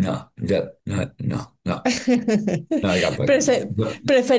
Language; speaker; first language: Spanish; early bilingual, other home language; Yiddish